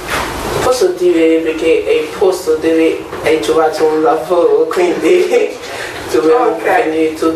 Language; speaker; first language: Italian; non-native, learner; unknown